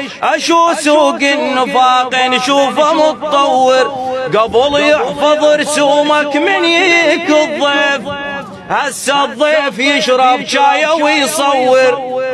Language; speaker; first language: Arabic; native; Arabic